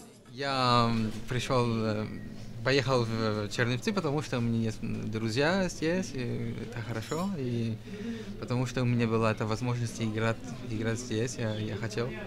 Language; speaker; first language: Russian; non-native, learner; French